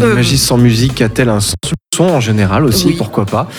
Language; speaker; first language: French; native; French